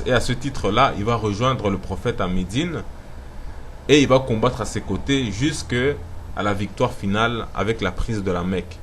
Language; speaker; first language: French; non-native, local second language; Lingala